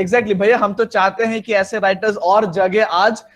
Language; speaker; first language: Hindi; non-native, local second language; Bangla